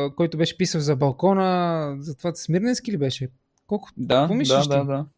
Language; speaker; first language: Bulgarian; native; Bulgarian